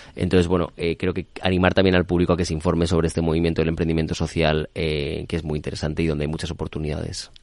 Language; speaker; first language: Spanish; native; Spanish